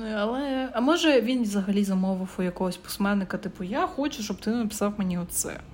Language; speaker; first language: Ukrainian; native; Ukrainian